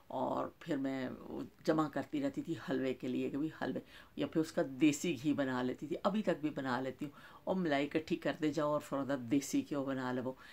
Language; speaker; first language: Urdu; non-native, local second language; Punjabi